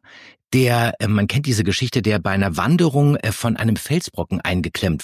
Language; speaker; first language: German; native; German